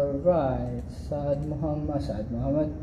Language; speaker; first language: English; non-native, fluent; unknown